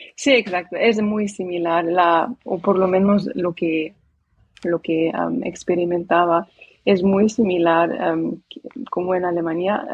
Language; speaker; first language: Spanish; non-native, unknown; Dutch